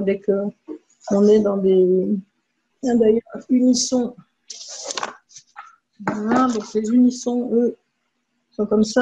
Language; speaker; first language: French; native; French